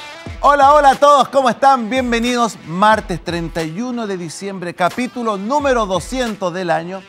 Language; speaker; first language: Spanish; native; Spanish